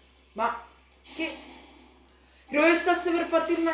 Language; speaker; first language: Italian; native; Italian